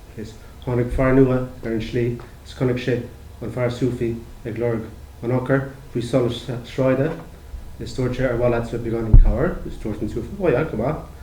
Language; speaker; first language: Irish; non-native, local second language; English